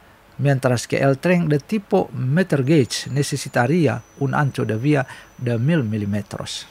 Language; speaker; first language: Spanish; non-native, fluent; Indonesian